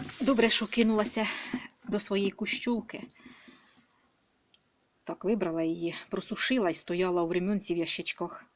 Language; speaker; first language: Ukrainian; native; Ukrainian